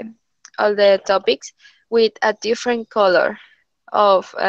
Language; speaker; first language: English; non-native, learner; Spanish